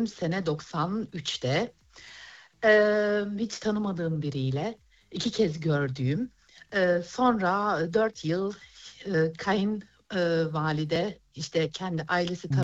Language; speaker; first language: Turkish; early bilingual, other home language; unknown